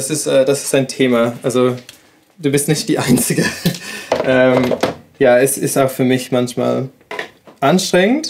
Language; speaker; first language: German; non-native, learner; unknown